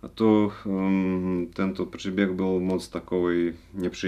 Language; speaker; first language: Czech; non-native, learner; Russian